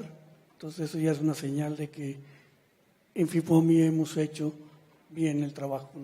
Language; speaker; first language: Spanish; native; Spanish